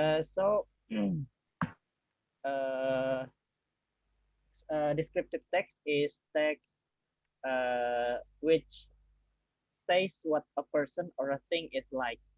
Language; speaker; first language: English; non-native, learner; Indonesian